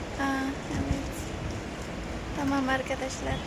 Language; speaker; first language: Turkish; non-native, learner; Indonesian